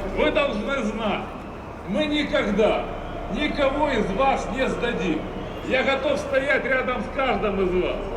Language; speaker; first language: Russian; native; Russian